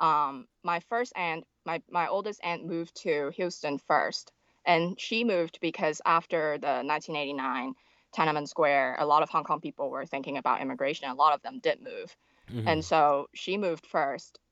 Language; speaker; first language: English; non-native, local second language; Cantonese